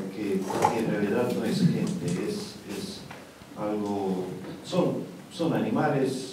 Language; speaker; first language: Spanish; non-native, fluent; Russian